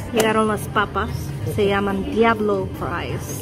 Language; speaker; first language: Spanish; native; Spanish